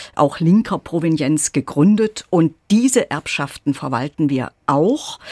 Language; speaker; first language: German; native; German